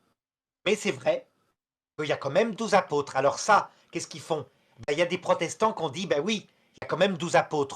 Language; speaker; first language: French; native; French